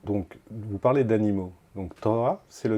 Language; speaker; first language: French; native; French